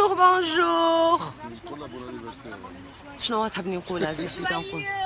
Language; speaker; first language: Arabic; native; Arabic